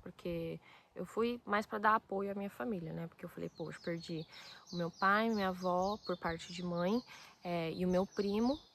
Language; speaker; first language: Portuguese; early bilingual, other home language; Japanese